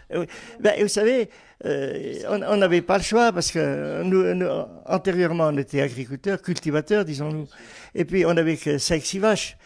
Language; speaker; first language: French; non-native, local second language; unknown